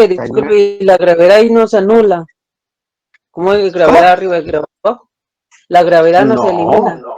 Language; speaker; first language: Spanish; native; Spanish